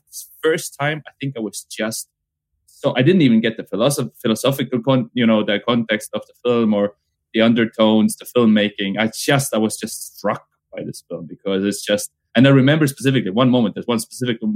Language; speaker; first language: English; non-native, fluent; Estonian